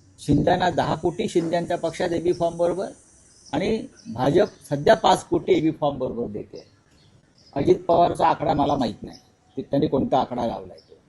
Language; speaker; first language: Marathi; native; Marathi